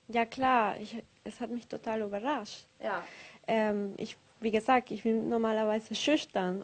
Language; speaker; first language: German; non-native, learner; Spanish